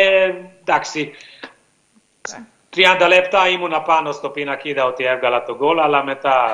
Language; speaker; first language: Greek; non-native, learner; Hungarian